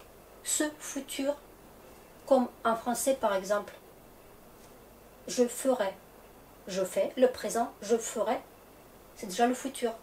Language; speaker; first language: French; non-native, fluent; Russian